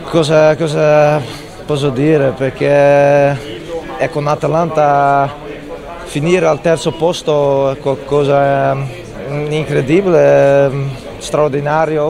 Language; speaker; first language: Italian; non-native, fluent; Dutch